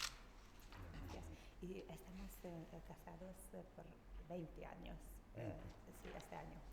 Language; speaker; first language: Spanish; non-native, learner; Hungarian